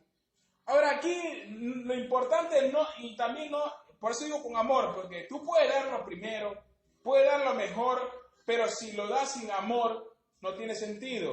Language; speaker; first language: Spanish; native; Spanish